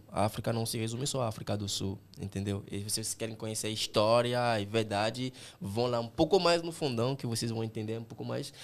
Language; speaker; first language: Portuguese; non-native, fluent; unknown